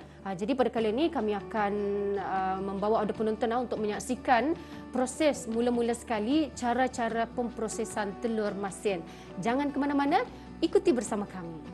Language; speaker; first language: Malay; native; Malay